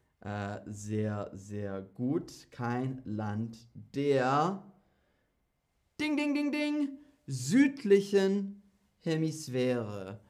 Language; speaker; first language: German; non-native, fluent; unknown